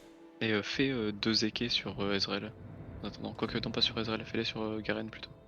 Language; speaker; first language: French; native; French